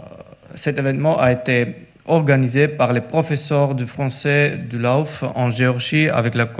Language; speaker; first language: French; non-native, learner; Georgian